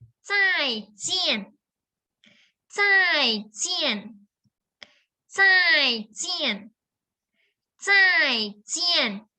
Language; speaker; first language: Chinese; non-native, fluent; Thai